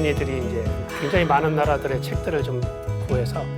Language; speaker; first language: Korean; native; Korean